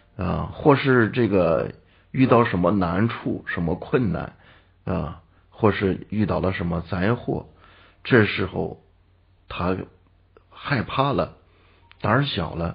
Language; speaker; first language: Chinese; native; Chinese